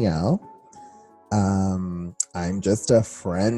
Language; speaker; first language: English; early bilingual, other home language; Spanish